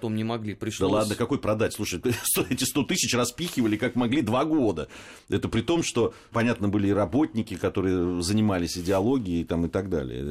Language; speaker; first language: Russian; native; Russian